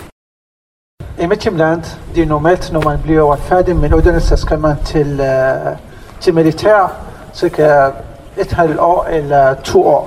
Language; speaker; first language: Danish; non-native, learner; Arabic